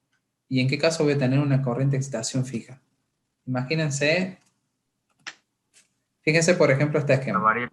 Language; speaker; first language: Spanish; native; Spanish